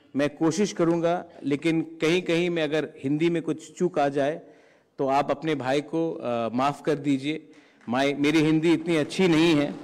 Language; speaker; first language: Hindi; non-native, local second language; Kok Borok